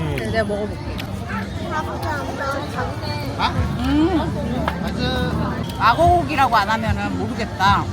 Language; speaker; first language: Korean; native; Korean